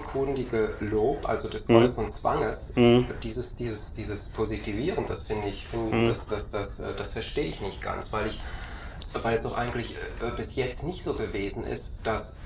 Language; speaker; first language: German; native; German